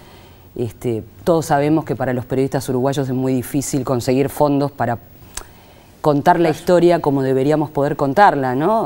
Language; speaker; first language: Spanish; native; Spanish